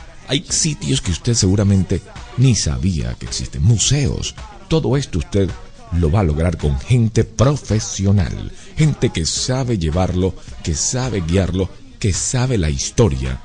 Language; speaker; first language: Spanish; native; Spanish